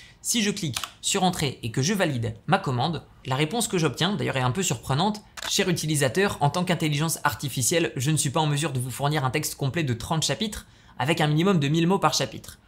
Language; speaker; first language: French; native; French